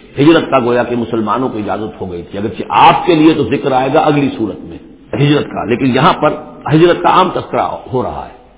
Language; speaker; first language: Urdu; native; Urdu